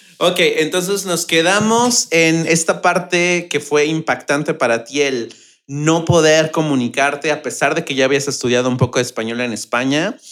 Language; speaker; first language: Spanish; native; Spanish